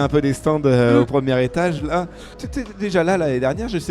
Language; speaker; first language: French; native; French